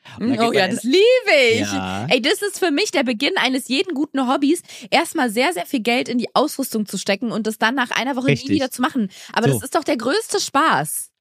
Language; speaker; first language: German; native; German